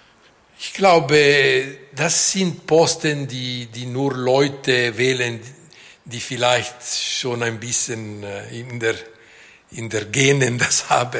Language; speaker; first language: German; non-native, local second language; French